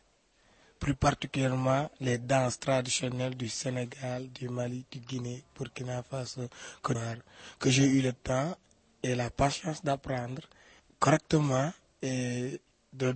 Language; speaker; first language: French; non-native, local second language; Wolof